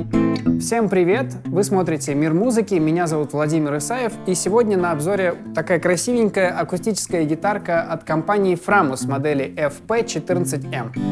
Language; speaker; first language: Russian; native; Russian